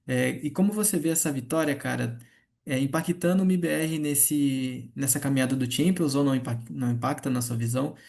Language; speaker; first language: Portuguese; native; Portuguese